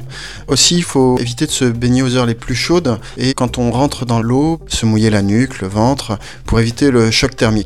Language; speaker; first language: French; native; French